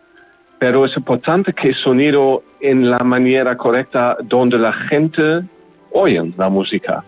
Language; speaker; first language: Spanish; non-native, learner; German